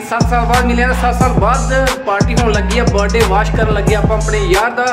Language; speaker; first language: Hindi; non-native, local second language; Dogri